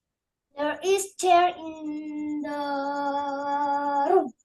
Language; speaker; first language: English; non-native, learner; Indonesian